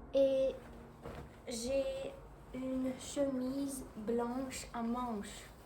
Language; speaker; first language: French; non-native, learner; Russian